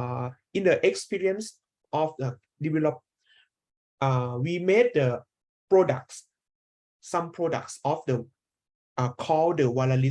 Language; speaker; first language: English; non-native, learner; Thai